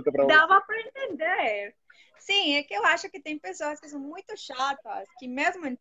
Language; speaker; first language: Portuguese; non-native, fluent; Spanish